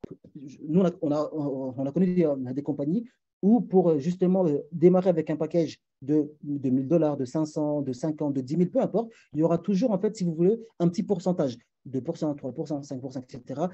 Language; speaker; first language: French; native; French